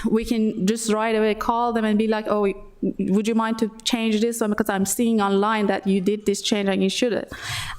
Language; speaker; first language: English; non-native, fluent; Persian